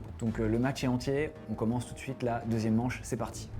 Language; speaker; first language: French; native; French